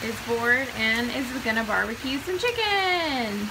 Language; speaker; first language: English; native; English